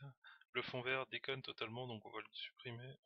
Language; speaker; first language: French; native; French